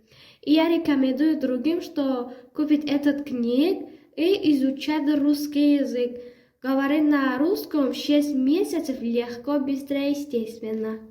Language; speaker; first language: Russian; non-native, learner; Tajik